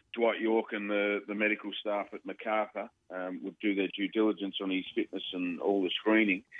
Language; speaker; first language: English; native; English